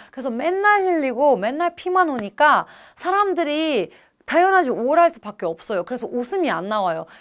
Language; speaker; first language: Korean; non-native, fluent; German